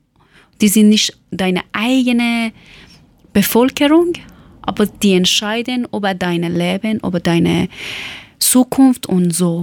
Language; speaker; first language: German; non-native, learner; Persian